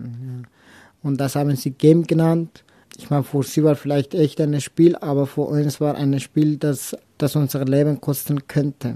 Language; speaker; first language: German; non-native, local second language; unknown